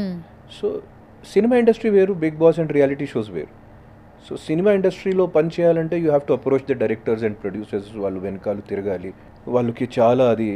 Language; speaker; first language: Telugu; non-native, local second language; Hindi